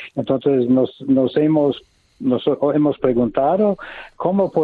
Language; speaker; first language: Spanish; non-native, fluent; English